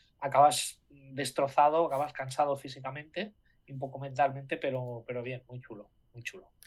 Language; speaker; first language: Spanish; native; Spanish